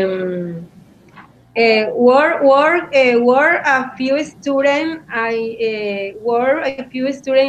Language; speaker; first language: English; non-native, learner; Spanish